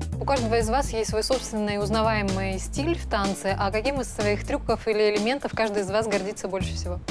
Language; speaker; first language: Russian; native; Russian